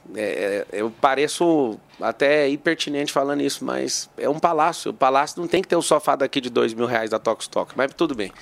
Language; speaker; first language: Portuguese; native; Portuguese